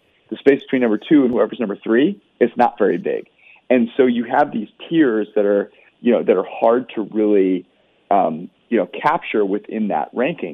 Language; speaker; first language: English; native; English